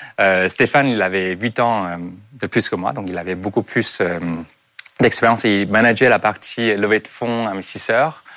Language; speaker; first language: French; non-native, fluent; Chinese